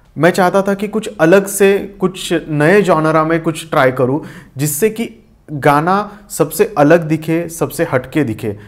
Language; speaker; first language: Hindi; non-native, local second language; Marathi